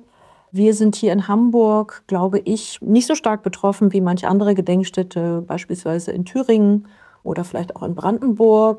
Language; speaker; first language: German; native; German